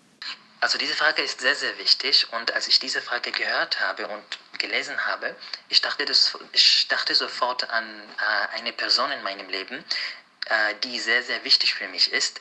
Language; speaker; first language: German; non-native, fluent; Arabic